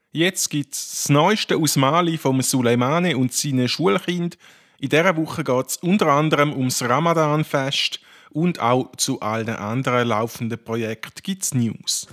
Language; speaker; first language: German; native; German